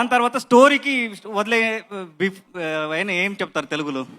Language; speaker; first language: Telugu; non-native, learner; Kannada